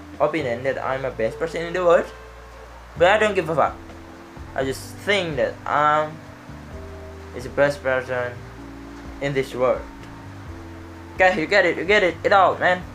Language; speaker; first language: English; non-native, learner; Indonesian